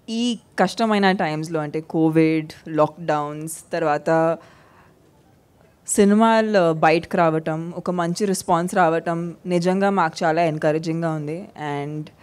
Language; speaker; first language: Telugu; non-native, fluent; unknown